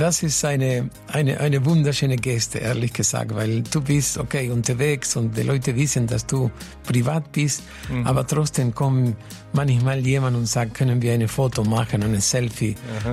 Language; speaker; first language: German; non-native, fluent; Spanish